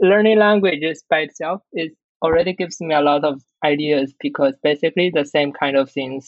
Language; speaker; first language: English; non-native, fluent; Chinese